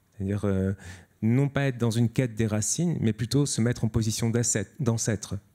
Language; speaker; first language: French; native; French